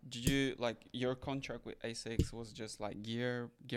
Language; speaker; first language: English; non-native, fluent; Portuguese